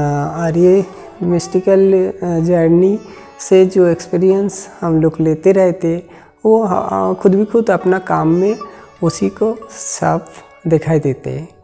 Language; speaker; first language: Hindi; non-native, local second language; Bangla